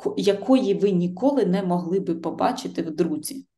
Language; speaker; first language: Ukrainian; native; Ukrainian